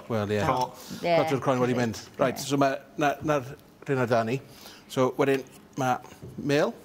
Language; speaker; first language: Welsh; native; Welsh